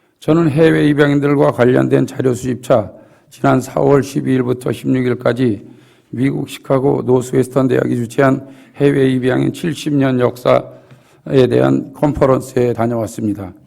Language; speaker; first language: Korean; native; Korean